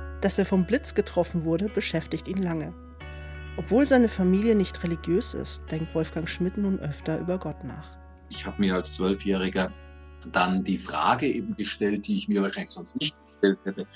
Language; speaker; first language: German; native; German